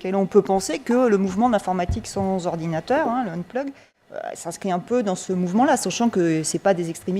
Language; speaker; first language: French; native; French